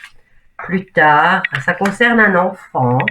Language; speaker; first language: French; native; French